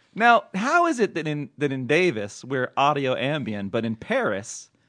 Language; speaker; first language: English; non-native, fluent; Swedish